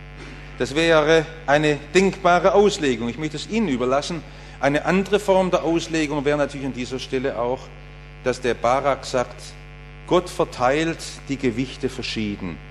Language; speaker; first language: German; native; German